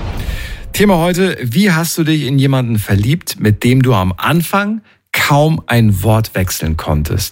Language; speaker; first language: German; native; German